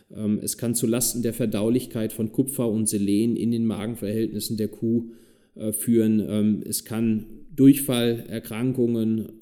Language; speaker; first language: German; native; German